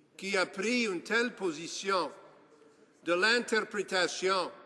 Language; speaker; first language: French; non-native, local second language; English